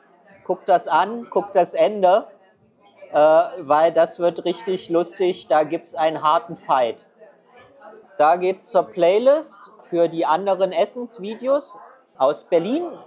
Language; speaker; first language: German; non-native, fluent; Chinese